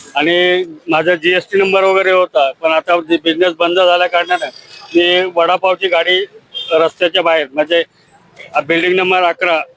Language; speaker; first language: Marathi; native; Marathi